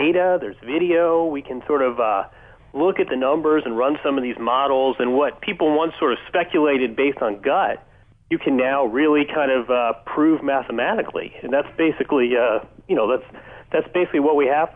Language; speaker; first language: English; native; English